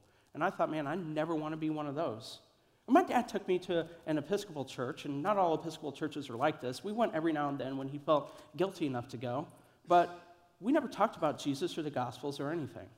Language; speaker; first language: English; native; English